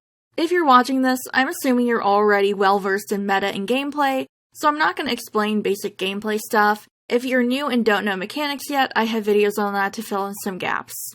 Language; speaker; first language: English; native; English